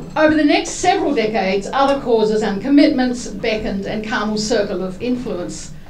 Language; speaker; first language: English; native; English